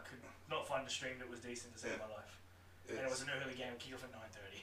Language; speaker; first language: English; native; English